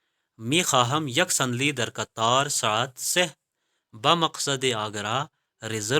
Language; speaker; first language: Persian; non-native, fluent; Urdu